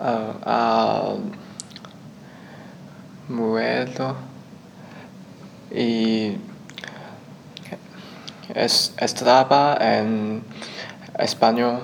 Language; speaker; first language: Spanish; non-native, learner; Chinese